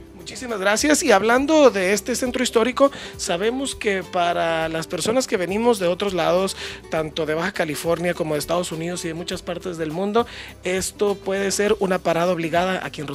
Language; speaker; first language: Spanish; native; Spanish